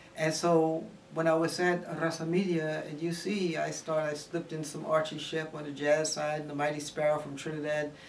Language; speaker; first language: English; early bilingual, other home language; Spanish